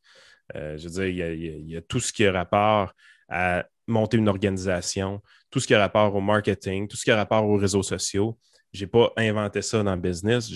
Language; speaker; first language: French; native; French